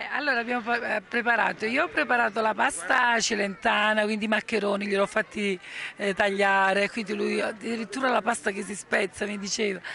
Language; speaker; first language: Italian; native; Italian